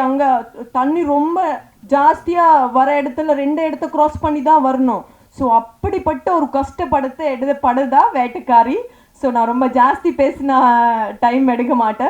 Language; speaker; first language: Tamil; non-native, fluent; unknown